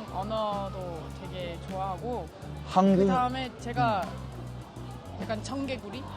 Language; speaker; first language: Korean; non-native, fluent; English